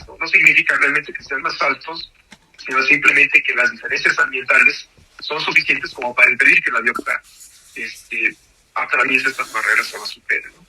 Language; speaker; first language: Spanish; native; Spanish